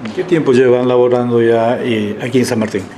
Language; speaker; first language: Spanish; native; Spanish